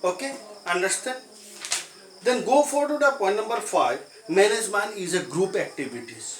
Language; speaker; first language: English; non-native, local second language; Assamese